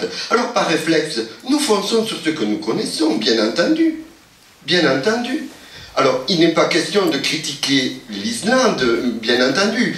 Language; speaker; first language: French; native; French